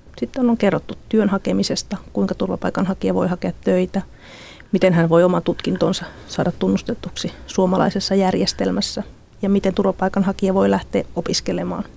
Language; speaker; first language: Finnish; native; Finnish